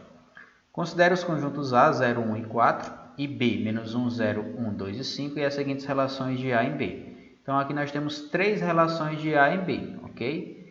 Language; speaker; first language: Portuguese; native; Portuguese